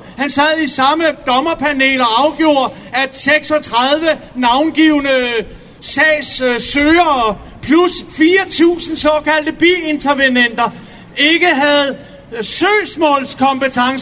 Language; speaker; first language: Danish; native; Danish